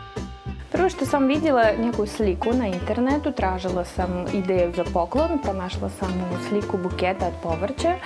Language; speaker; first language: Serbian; non-native, fluent; Russian